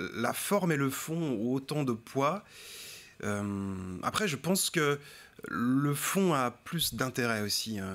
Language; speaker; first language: French; native; French